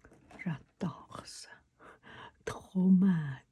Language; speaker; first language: French; non-native, learner; Chinese